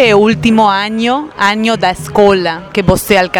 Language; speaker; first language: Portuguese; non-native, fluent; Spanish